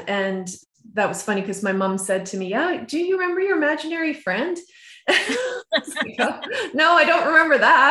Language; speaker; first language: English; native; English